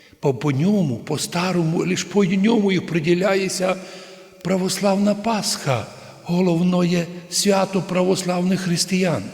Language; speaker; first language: Ukrainian; native; Ukrainian